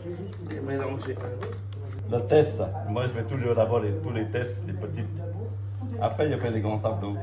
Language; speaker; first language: French; non-native, fluent; Vietnamese